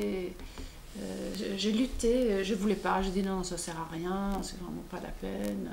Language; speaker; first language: French; non-native, fluent; Italian